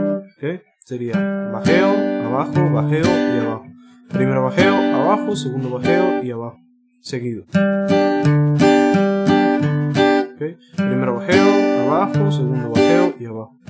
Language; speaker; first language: Spanish; native; Spanish